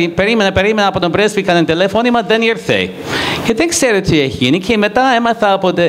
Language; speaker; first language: Greek; non-native, fluent; English